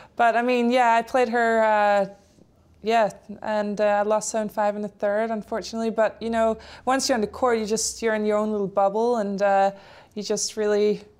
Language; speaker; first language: English; non-native, fluent; Polish